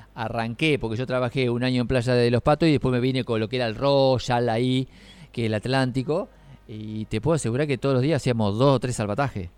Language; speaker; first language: Spanish; native; Spanish